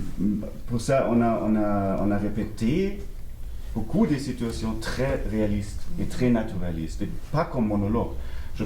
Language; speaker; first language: French; non-native, learner; German